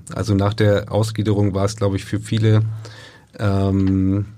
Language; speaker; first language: German; native; German